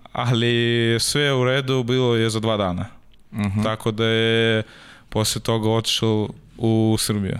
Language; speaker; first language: Serbian; non-native, learner; Russian